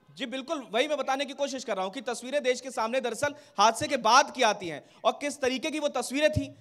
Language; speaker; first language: Hindi; native; Hindi